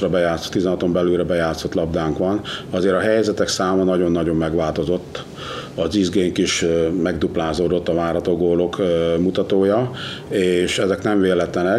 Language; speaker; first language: Hungarian; native; Hungarian